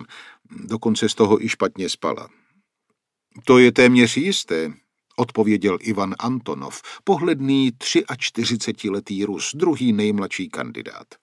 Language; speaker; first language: Czech; native; Czech